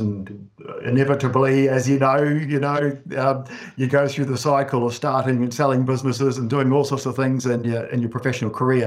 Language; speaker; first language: English; native; English